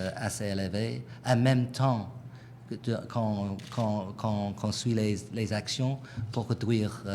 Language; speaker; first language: French; non-native, fluent; English